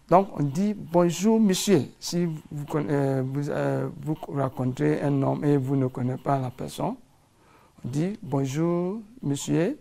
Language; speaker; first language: French; non-native, fluent; English